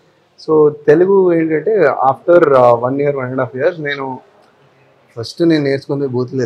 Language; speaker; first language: Telugu; non-native, fluent; Tamil